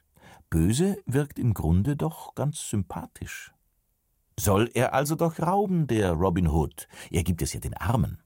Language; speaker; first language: German; native; German